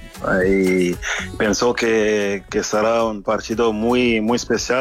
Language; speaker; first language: Spanish; non-native, fluent; French